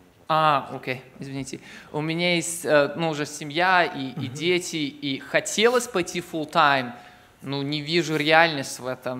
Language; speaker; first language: Russian; early bilingual, heritage; Russian